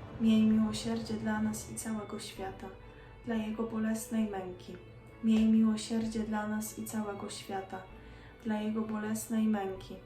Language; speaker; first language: Polish; native; Polish